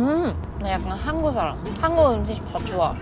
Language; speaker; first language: Korean; non-native, learner; Chinese